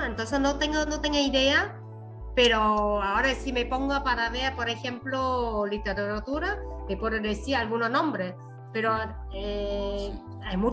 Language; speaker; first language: Spanish; non-native, fluent; Vietnamese